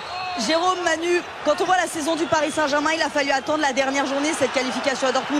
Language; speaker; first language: French; native; French